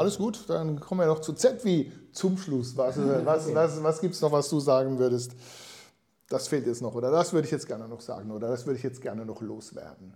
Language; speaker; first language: German; native; German